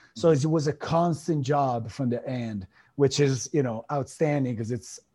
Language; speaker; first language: English; non-native, fluent; Italian